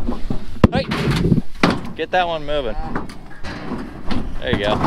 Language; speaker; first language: English; native; English